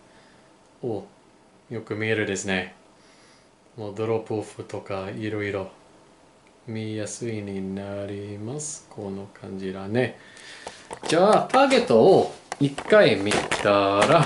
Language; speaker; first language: Japanese; non-native, learner; English